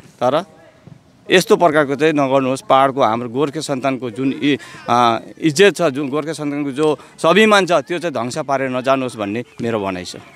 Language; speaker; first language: Nepali; native; Nepali